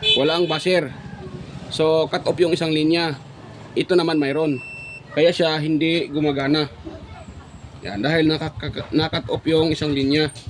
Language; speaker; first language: Filipino; non-native, local second language; Cebuano